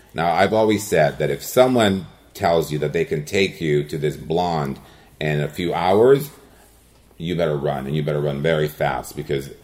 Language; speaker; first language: English; early bilingual, other home language; Spanish